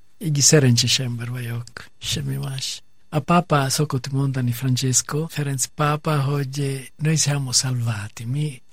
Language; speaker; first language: Hungarian; non-native, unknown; Italian